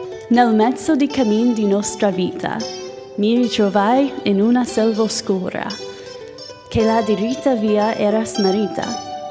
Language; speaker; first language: Italian; non-native, fluent; English